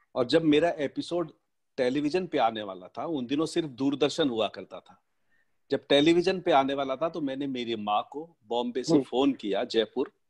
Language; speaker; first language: Hindi; native; Hindi